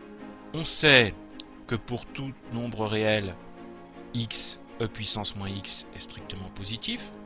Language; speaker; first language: French; native; French